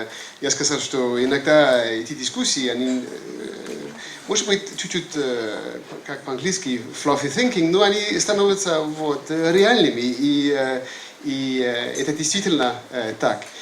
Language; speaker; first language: Russian; non-native, fluent; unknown